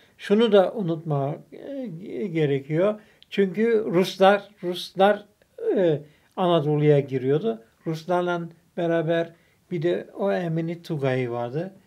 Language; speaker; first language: Turkish; early bilingual, other home language; German